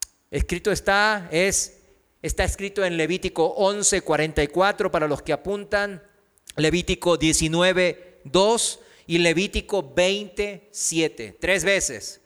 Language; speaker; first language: Spanish; non-native, fluent; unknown